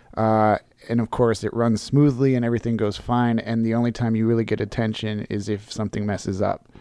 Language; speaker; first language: English; native; English